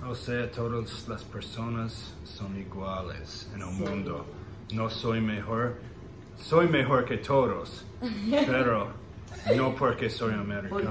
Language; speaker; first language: Spanish; non-native, learner; English